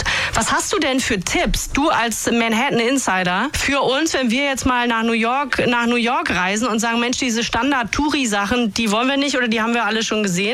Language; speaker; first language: German; native; German